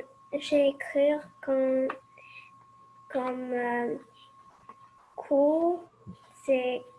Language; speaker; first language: French; early bilingual, other home language; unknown